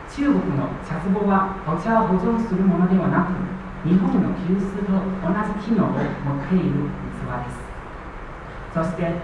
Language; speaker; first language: Japanese; non-native, fluent; Chinese